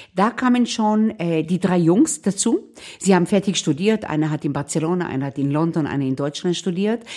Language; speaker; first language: German; non-native, fluent; Hebrew